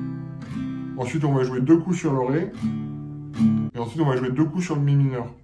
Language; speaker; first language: French; native; French